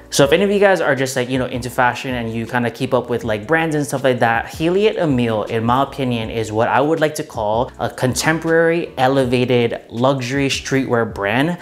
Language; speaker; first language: English; native; English